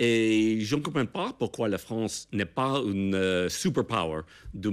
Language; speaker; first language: French; non-native, fluent; English